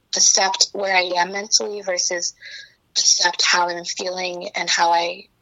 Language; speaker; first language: English; early bilingual, other home language; Chinese